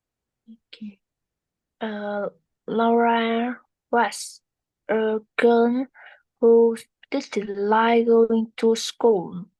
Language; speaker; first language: English; non-native, learner; Vietnamese